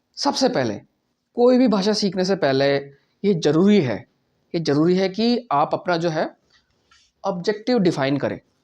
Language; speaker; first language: Hindi; native; Hindi